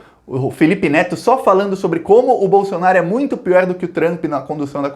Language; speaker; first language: Portuguese; native; Portuguese